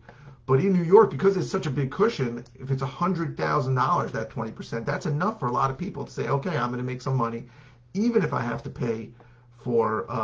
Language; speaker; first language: English; native; English